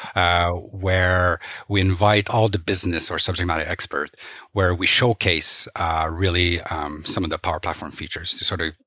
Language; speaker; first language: English; non-native, fluent; French